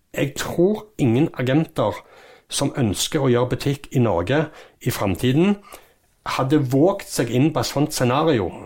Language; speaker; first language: Norwegian; native; Norwegian